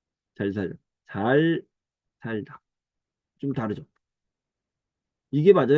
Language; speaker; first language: Korean; native; Korean